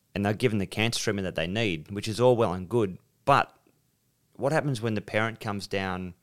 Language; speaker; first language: English; native; English